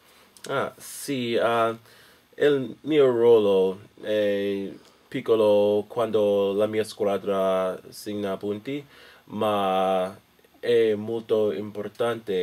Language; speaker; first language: Italian; non-native, learner; English